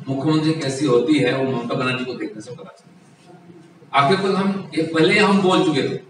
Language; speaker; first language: Hindi; non-native, local second language; Bangla